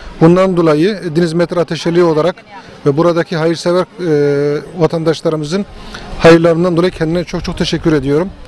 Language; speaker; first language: Turkish; native; Turkish